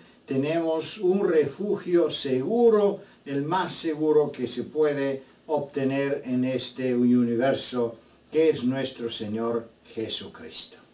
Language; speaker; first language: Spanish; non-native, fluent; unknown